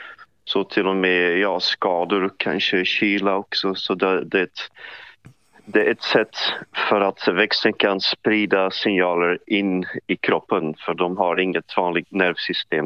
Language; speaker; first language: Swedish; non-native, fluent; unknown